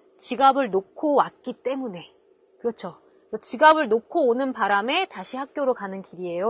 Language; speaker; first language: Korean; native; Korean